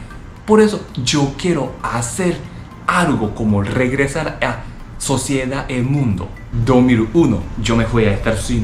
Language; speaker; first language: Spanish; non-native, learner; Japanese